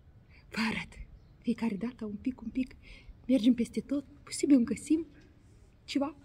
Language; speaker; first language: Romanian; non-native, learner; Russian